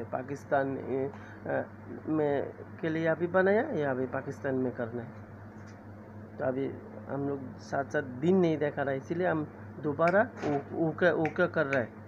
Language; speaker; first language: Hindi; non-native, learner; Bangla